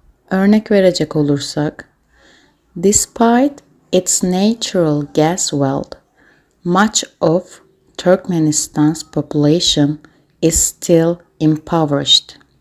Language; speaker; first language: English; non-native, fluent; Turkish